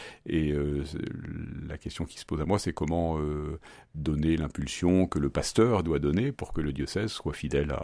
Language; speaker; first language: French; native; French